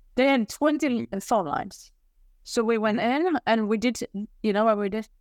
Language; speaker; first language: English; non-native, fluent; Swedish